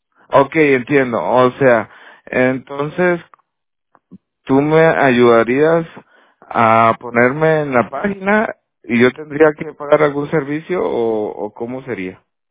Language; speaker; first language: Spanish; native; Spanish